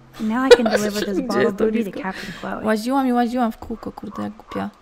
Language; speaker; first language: Polish; native; Polish